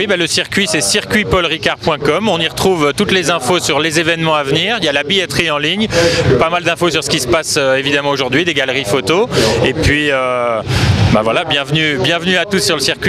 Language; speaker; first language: French; native; French